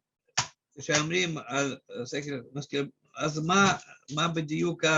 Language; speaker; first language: Hebrew; non-native, fluent; Russian